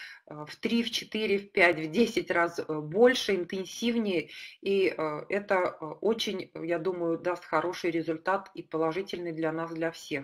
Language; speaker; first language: Russian; native; Russian